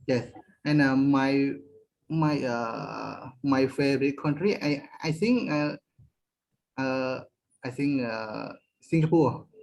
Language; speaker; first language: English; non-native, learner; Khmer